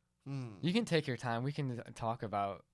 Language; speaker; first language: English; native; English